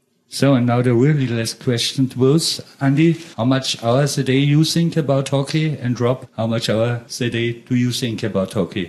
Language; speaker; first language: English; non-native, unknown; German